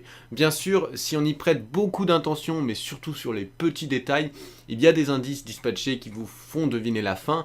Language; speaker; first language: French; native; French